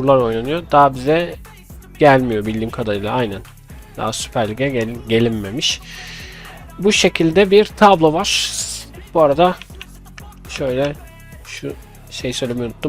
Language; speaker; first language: Turkish; native; Turkish